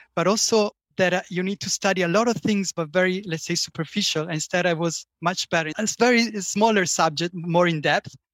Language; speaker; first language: English; non-native, fluent; Italian